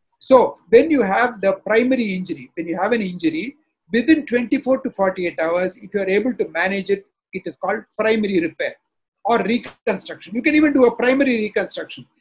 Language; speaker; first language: English; non-native, local second language; Tamil